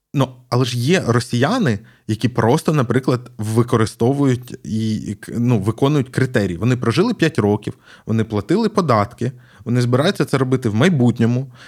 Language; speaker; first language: Ukrainian; native; Ukrainian